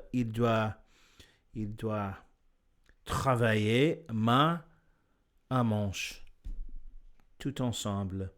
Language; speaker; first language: French; non-native, learner; English